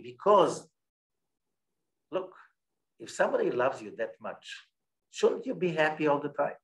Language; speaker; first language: English; non-native, fluent; Hebrew